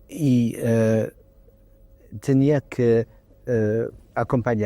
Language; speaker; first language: Spanish; non-native, learner; English